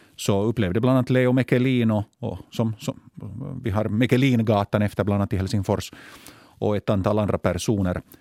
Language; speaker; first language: Swedish; native; Swedish